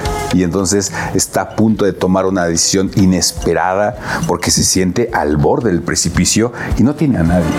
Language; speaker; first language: Spanish; native; Spanish